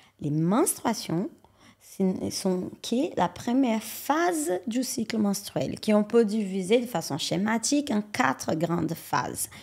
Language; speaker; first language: French; non-native, fluent; Portuguese